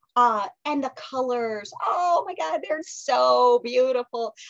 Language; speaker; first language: English; native; English